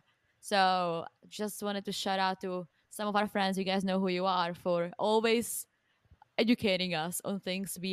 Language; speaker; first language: English; non-native, fluent; Czech